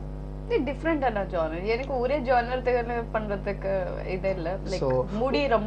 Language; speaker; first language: Tamil; non-native, local second language; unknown